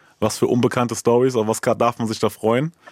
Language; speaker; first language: German; native; German